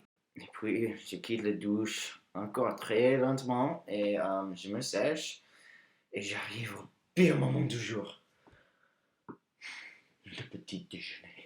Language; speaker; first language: French; non-native, learner; English